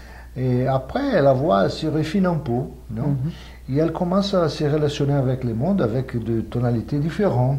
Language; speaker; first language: French; non-native, fluent; Portuguese